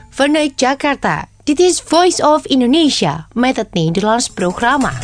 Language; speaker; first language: Dutch; non-native, fluent; Indonesian